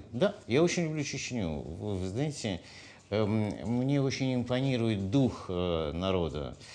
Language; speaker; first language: Russian; native; Russian